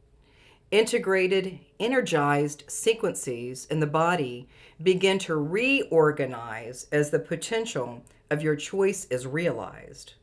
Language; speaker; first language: English; native; English